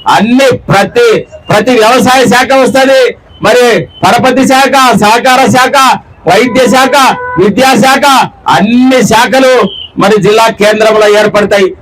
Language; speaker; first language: Telugu; native; Telugu